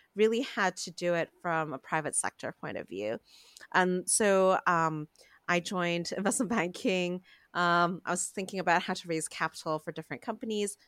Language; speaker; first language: English; non-native, local second language; Cantonese